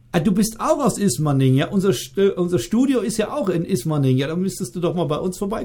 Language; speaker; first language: German; native; German